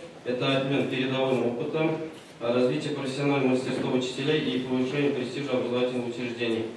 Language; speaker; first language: Russian; non-native, local second language; Tatar